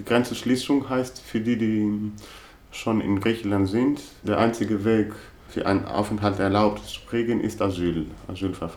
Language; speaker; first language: German; non-native, fluent; Greek